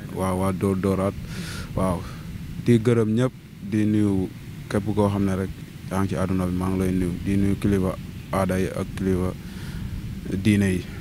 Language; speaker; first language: Wolof; non-native, local second language; Serer